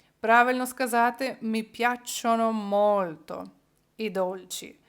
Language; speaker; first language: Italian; non-native, fluent; Ukrainian